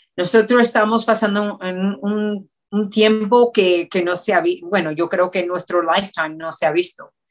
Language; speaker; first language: Spanish; early bilingual, heritage; Spanish